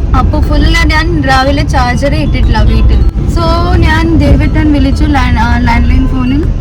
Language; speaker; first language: Malayalam; non-native, fluent; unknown